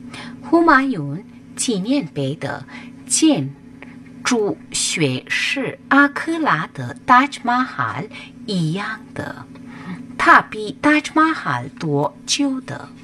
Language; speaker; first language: Chinese; non-native, fluent; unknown